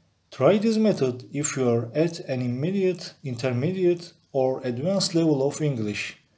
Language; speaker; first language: English; non-native, fluent; Turkish